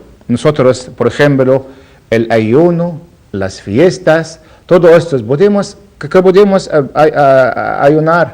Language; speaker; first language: Spanish; non-native, learner; Arabic